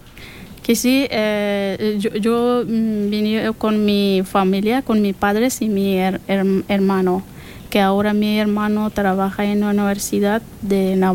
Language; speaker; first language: Spanish; non-native, learner; Persian